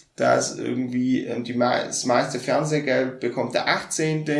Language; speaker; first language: German; native; German